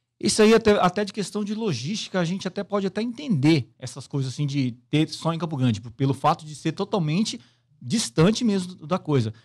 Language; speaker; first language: Portuguese; native; Portuguese